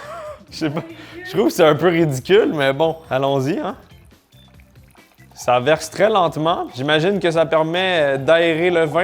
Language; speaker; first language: French; native; French